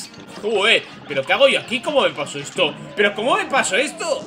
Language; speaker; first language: Spanish; native; Spanish